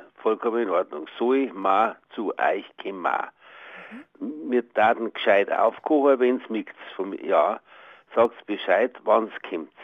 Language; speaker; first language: German; native; German